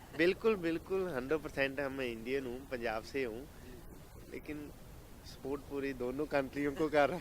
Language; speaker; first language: Hindi; non-native, local second language; Punjabi